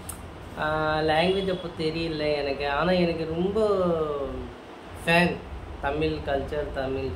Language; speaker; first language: Tamil; non-native, fluent; Hindi